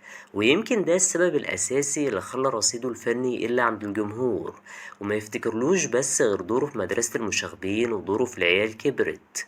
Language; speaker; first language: Arabic; native; Arabic